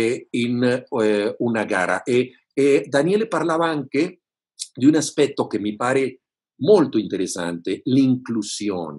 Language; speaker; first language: Italian; non-native, fluent; Spanish